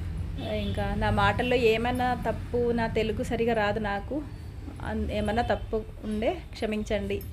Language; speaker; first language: Telugu; native; Telugu